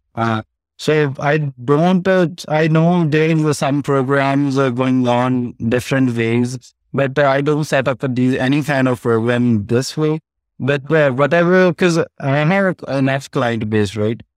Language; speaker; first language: English; non-native, local second language; Punjabi